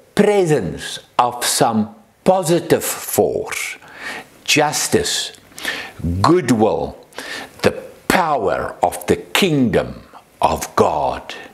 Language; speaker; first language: English; non-native, local second language; Afrikaans